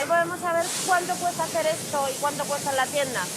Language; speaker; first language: Spanish; native; Spanish